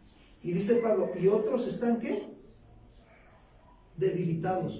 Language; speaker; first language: Spanish; native; Spanish